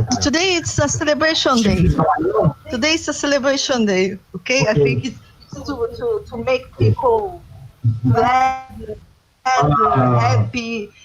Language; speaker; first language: English; non-native, learner; Portuguese